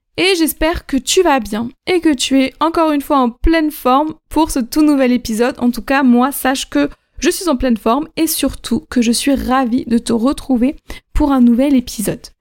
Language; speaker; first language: French; native; French